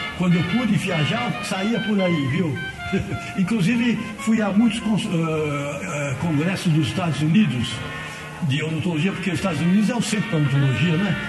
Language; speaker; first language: Portuguese; native; Portuguese